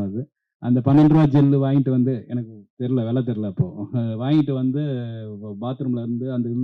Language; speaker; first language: Tamil; native; Tamil